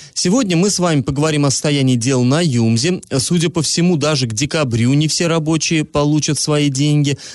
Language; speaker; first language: Russian; native; Russian